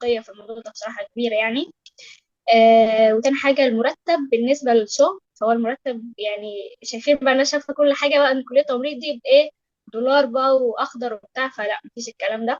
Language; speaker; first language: Arabic; native; Arabic